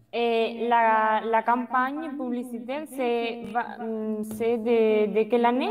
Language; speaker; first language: French; non-native, fluent; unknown